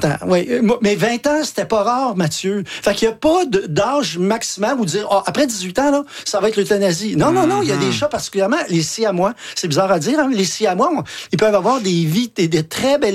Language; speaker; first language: French; native; French